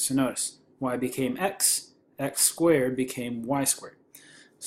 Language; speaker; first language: English; native; English